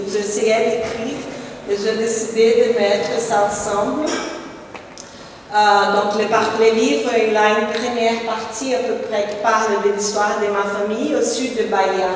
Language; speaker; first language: French; non-native, fluent; Portuguese